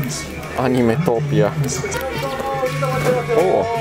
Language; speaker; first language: Japanese; non-native, fluent; Italian